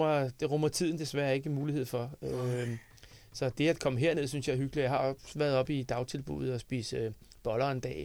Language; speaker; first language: Danish; native; Danish